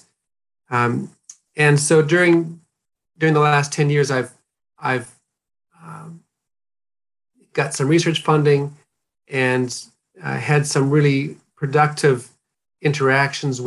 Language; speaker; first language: English; native; English